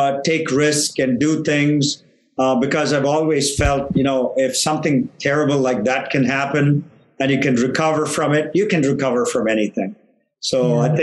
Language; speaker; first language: English; non-native, local second language; Tamil